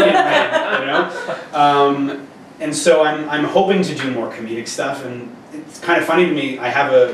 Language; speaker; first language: English; native; English